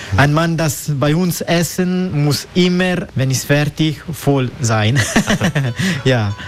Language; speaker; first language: German; non-native, local second language; Italian